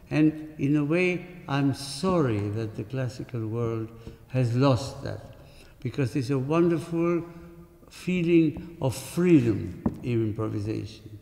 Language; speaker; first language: English; non-native, fluent; Spanish